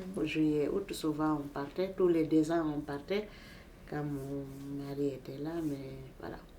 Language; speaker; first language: French; non-native, local second language; Fula